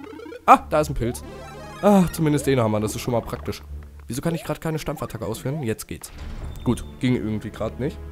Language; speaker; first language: German; native; German